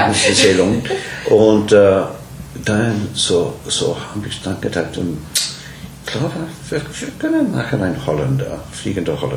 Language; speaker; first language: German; non-native, learner; English